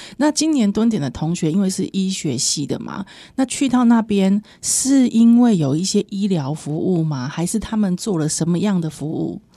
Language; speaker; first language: Chinese; native; Chinese